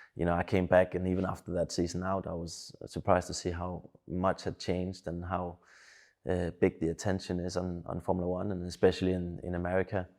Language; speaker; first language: English; non-native, fluent; Danish